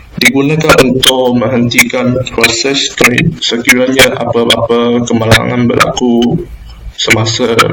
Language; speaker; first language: Malay; non-native, local second language; Chinese